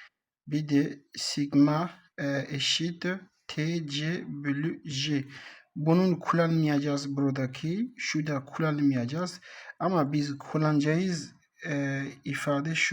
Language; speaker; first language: Turkish; non-native, learner; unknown